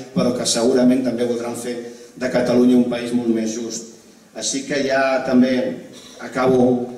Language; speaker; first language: Catalan; non-native, local second language; Spanish